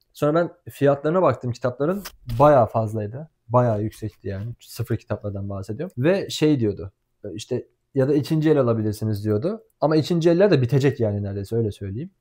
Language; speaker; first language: Turkish; native; Turkish